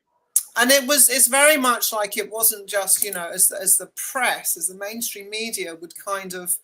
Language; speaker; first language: English; native; English